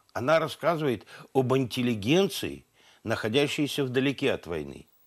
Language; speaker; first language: Russian; native; Russian